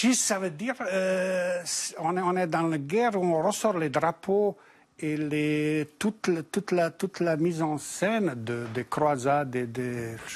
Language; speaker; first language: French; non-native, fluent; Bosnian